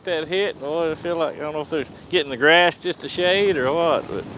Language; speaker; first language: English; native; English